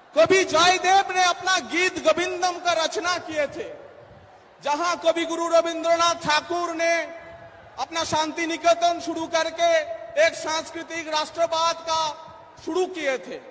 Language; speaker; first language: Hindi; non-native, local second language; Bangla